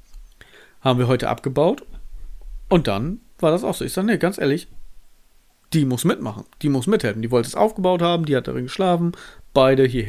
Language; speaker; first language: German; native; German